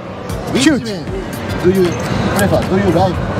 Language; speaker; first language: English; non-native, learner; Japanese